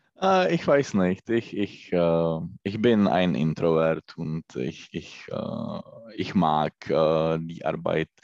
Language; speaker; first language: German; non-native, learner; Czech